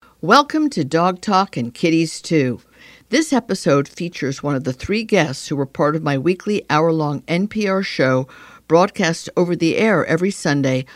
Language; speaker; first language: English; native; English